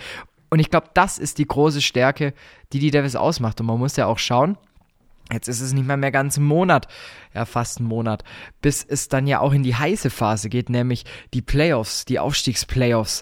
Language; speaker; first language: German; native; German